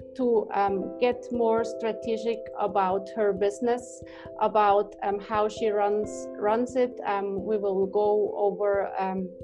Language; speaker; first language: English; non-native, fluent; German